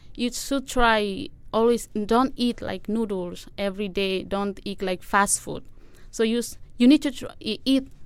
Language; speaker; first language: English; non-native, learner; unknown